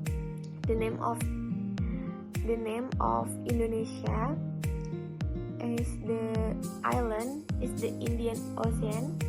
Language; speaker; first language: English; non-native, learner; Indonesian